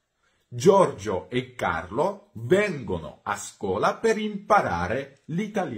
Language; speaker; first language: Italian; non-native, fluent; Georgian